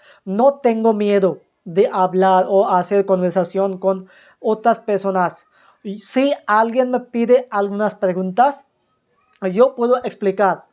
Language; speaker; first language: Spanish; non-native, fluent; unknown